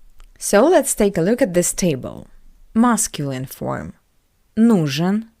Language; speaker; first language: English; non-native, fluent; Russian